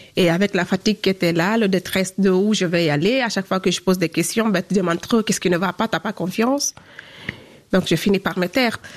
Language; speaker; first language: French; non-native, local second language; Fula